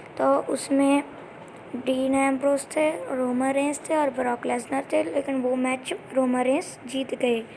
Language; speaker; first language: Hindi; non-native, local second language; Punjabi